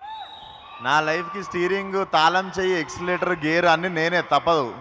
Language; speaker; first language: Telugu; native; Telugu